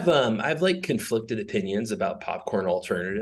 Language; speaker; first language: English; native; English